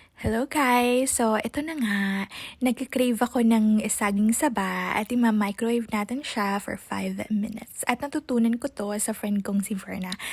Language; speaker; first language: Filipino; non-native, local second language; Cebuano